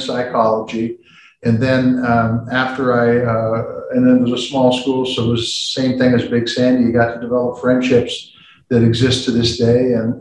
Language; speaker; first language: English; native; English